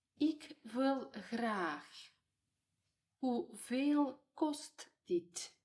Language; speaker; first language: Dutch; non-native, fluent; Ukrainian